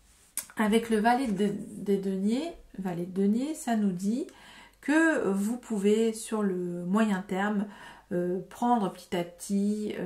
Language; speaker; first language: French; native; French